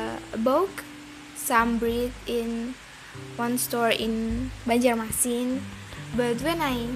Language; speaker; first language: English; non-native, learner; Indonesian